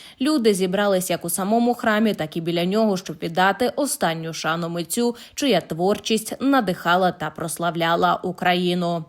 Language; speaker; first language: Ukrainian; native; Ukrainian